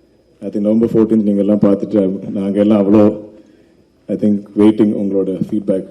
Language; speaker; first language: Tamil; non-native, local second language; Malayalam